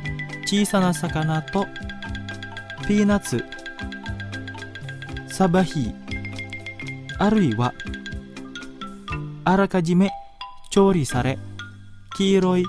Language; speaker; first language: Japanese; non-native, fluent; Indonesian